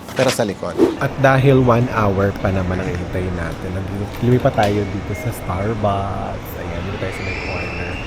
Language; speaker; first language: Filipino; native; Filipino